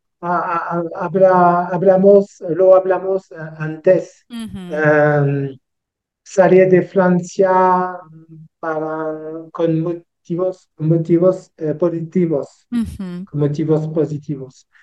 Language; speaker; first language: Spanish; non-native, learner; French